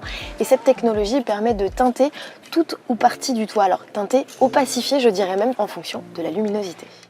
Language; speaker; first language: French; native; French